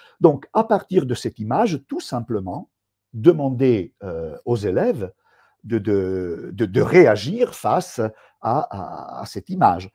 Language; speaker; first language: French; non-native, fluent; Italian